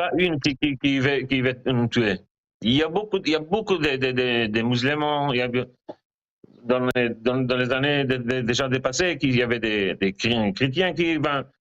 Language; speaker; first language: French; non-native, learner; Hebrew